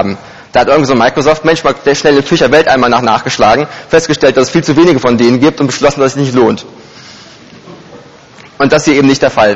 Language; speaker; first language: German; native; German